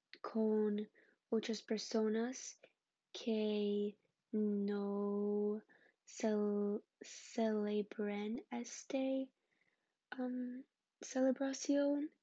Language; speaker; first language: Spanish; non-native, learner; English